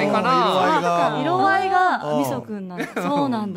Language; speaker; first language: Japanese; native; Japanese